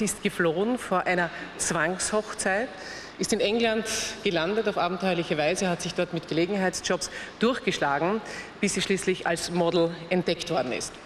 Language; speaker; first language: German; native; German